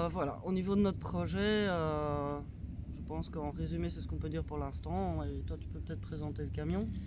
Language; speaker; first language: French; native; French